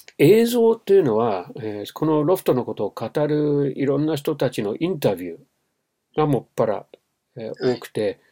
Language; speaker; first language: Japanese; non-native, fluent; English